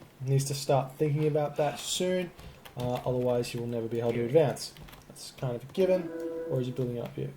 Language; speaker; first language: English; native; English